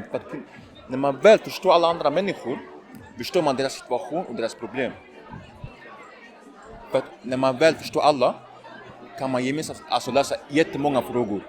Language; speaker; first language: Swedish; early bilingual, other home language; Somali